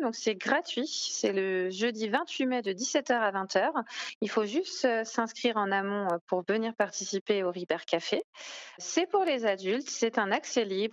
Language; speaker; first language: French; native; French